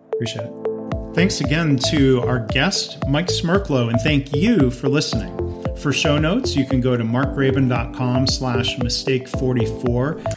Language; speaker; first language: English; native; English